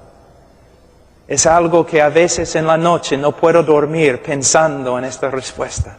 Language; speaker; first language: Spanish; non-native, fluent; English